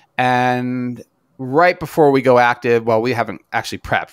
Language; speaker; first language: English; native; English